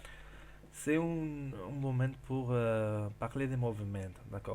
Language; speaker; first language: French; non-native, learner; Spanish